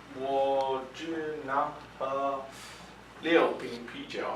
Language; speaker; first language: Chinese; non-native, learner; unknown